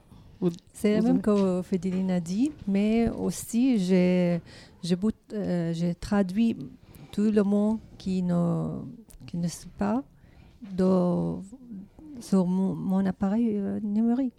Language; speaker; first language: French; non-native, learner; Arabic